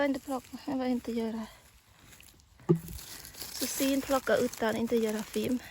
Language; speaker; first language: Swedish; non-native, learner; Thai